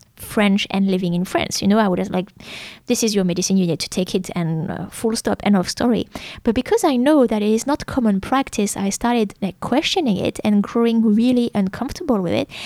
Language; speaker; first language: English; non-native, fluent; French